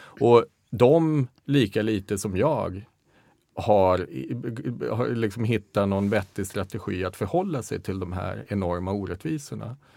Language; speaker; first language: Swedish; native; Swedish